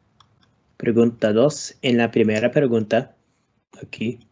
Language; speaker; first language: Spanish; non-native, learner; English